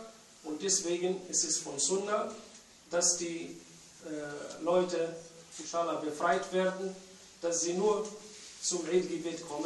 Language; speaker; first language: German; non-native, fluent; Arabic